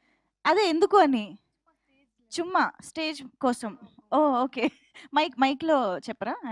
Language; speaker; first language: Telugu; native; Telugu